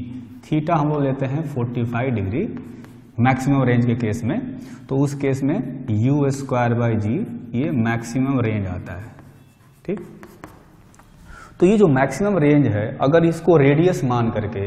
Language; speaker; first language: Hindi; native; Hindi